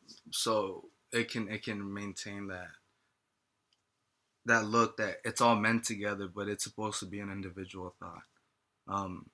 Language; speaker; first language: English; early bilingual, other home language; Spanish